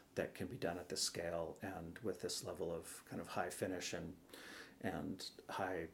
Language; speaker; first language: English; native; English